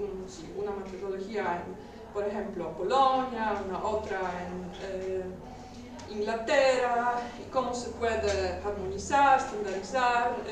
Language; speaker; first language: Spanish; non-native, learner; Polish